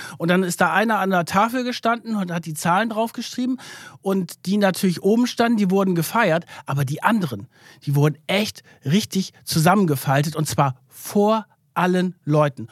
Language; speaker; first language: German; early bilingual, other home language; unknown